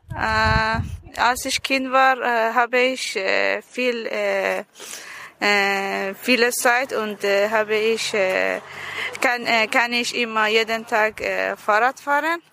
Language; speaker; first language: German; non-native, learner; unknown